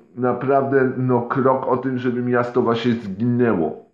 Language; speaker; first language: Polish; non-native, fluent; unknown